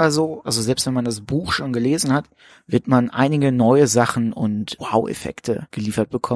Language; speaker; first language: German; native; German